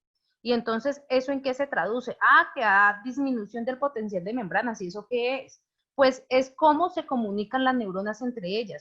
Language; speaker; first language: Spanish; native; Spanish